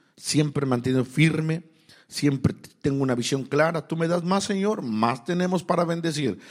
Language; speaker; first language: Spanish; native; Spanish